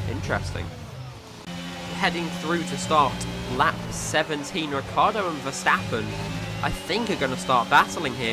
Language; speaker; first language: English; native; English